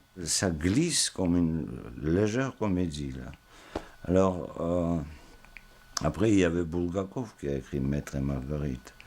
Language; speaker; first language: French; non-native, fluent; Georgian